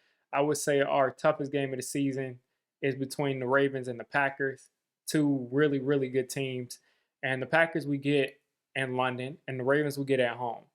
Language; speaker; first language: English; native; English